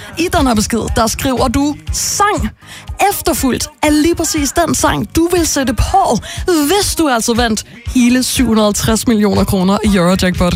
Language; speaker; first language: Danish; native; Danish